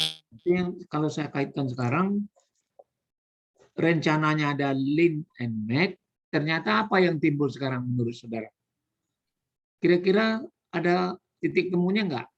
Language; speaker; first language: Indonesian; native; Indonesian